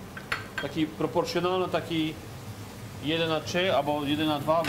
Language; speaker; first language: Polish; non-native, fluent; French